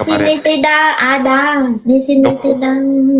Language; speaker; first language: Indonesian; non-native, learner; Vietnamese